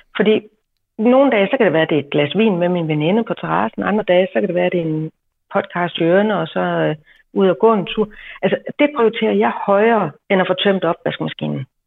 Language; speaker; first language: Danish; native; Danish